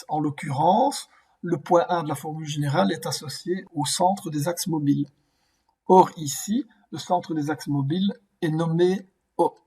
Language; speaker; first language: French; native; French